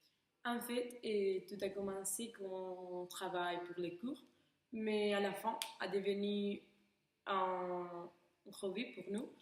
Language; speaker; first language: French; non-native, learner; Spanish